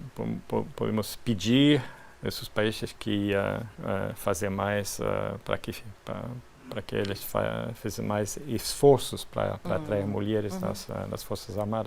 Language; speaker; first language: Portuguese; non-native, fluent; French